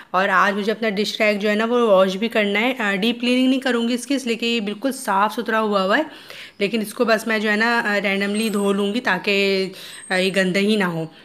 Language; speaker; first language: Hindi; native; Hindi